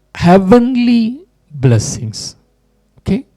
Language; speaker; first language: English; non-native, local second language; Hindi